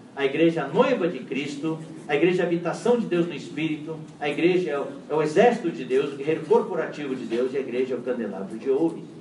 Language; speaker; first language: Portuguese; non-native, fluent; Chinese